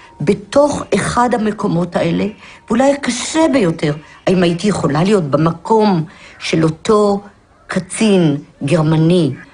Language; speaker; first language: Hebrew; early bilingual, other home language; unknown